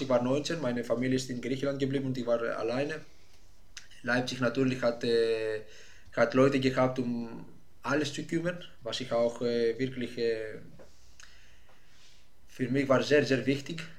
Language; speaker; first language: German; non-native, fluent; Greek